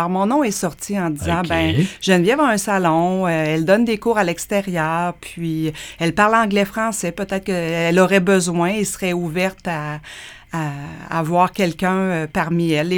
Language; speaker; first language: French; native; French